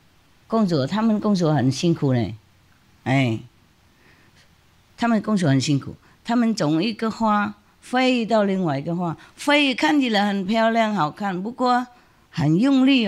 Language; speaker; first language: Chinese; non-native, fluent; Vietnamese